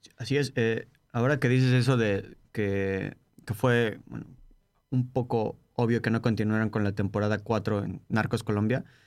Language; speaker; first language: Spanish; native; Spanish